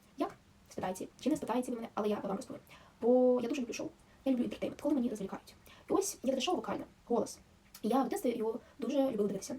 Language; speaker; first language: Ukrainian; non-native, local second language; Russian